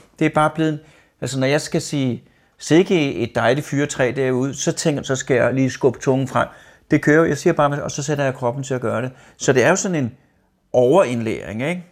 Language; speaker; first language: Danish; native; Danish